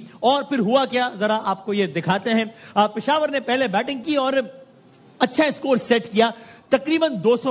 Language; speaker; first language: Urdu; native; Urdu